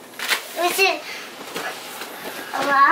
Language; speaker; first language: Chinese; early bilingual, heritage; Chinese